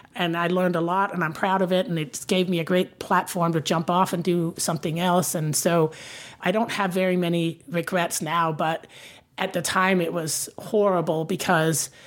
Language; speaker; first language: English; non-native, fluent; Danish